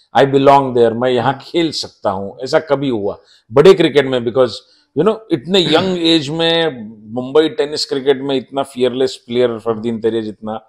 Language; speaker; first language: Hindi; non-native, local second language; Marathi